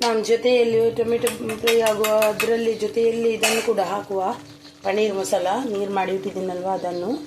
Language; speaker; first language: Kannada; non-native, local second language; Tulu